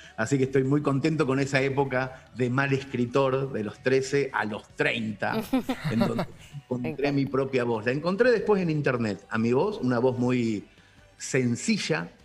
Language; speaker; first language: Spanish; native; Spanish